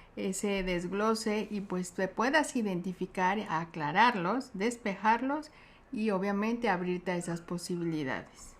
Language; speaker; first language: Spanish; native; Spanish